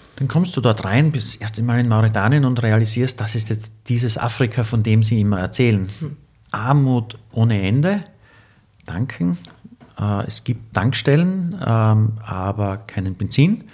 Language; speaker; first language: German; native; German